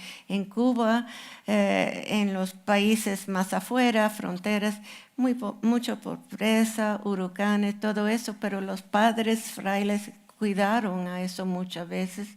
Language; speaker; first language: Spanish; non-native, fluent; English